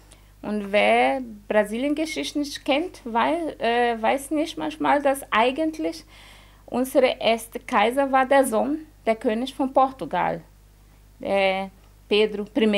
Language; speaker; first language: German; non-native, fluent; Portuguese